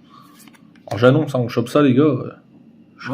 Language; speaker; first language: French; native; French